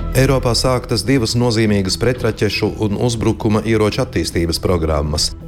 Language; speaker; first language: Latvian; native; Latvian